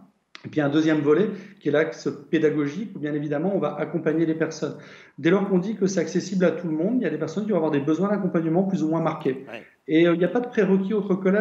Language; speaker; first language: French; native; French